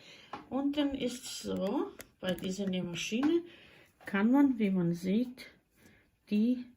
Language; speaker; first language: German; non-native, fluent; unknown